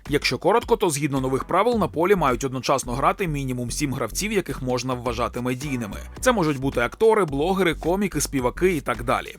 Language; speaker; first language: Ukrainian; non-native, local second language; Russian